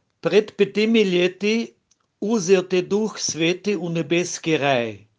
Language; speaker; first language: Croatian; native; Croatian